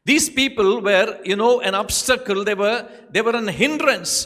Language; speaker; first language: English; non-native, local second language; Tamil